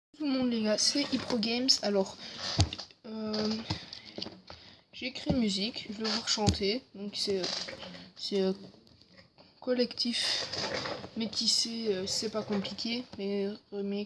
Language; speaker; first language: French; native; French